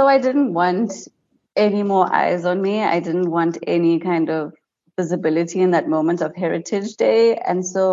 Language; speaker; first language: English; native; English